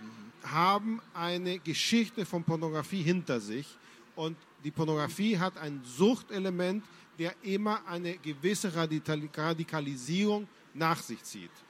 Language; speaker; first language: German; non-native, fluent; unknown